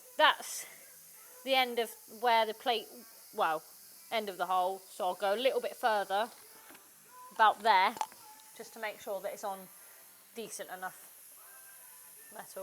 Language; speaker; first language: English; native; English